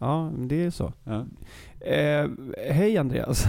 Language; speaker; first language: Swedish; native; Swedish